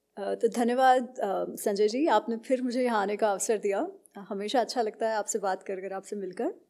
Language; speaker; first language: Hindi; non-native, local second language; Gujarati